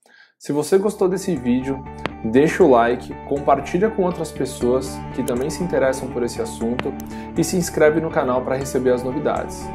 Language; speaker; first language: Portuguese; native; Portuguese